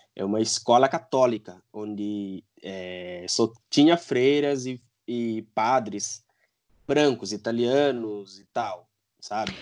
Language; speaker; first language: Portuguese; non-native, local second language; Upper Guinea Crioulo